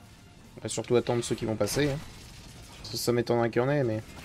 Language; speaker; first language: French; native; French